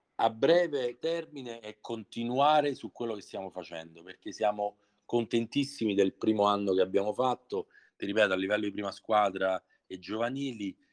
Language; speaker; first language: Italian; native; Italian